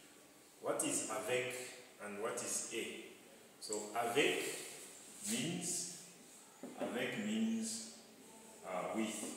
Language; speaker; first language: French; non-native, fluent; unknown